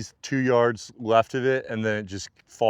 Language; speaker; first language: English; native; English